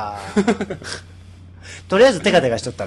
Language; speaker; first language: Japanese; native; Japanese